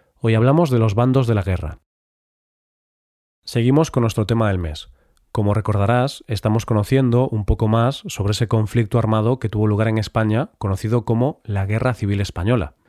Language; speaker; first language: Spanish; native; Spanish